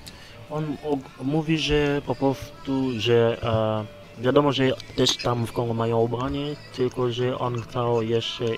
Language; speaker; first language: Polish; non-native, learner; Lingala